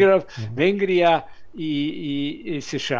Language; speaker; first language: Russian; non-native, fluent; Hungarian